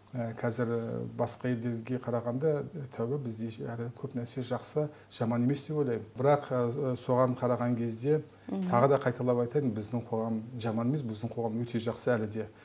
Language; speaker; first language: Kazakh; non-native, local second language; Turkish